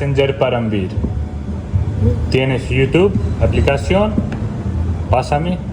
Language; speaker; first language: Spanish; non-native, learner; Hindi